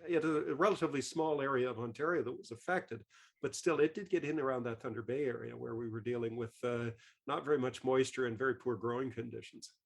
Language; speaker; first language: English; native; English